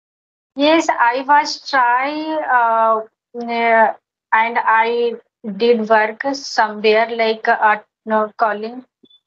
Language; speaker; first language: English; non-native, learner; Hindi